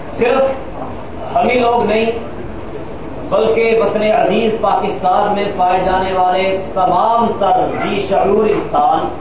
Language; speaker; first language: Urdu; non-native, local second language; Punjabi